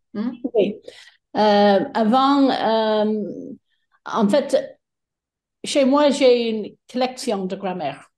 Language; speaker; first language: French; non-native, fluent; English